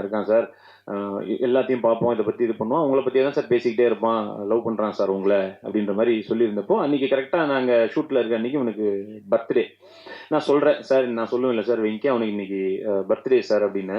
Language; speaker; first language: Tamil; native; Tamil